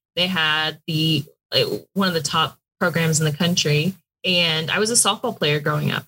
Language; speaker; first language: English; native; English